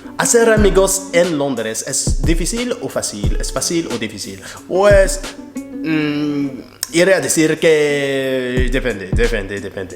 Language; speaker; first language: Spanish; non-native, learner; French